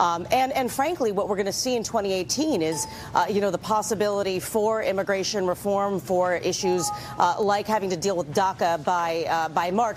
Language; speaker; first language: English; native; English